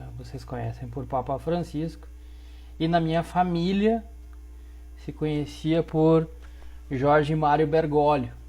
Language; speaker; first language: Portuguese; early bilingual, other home language; Spanish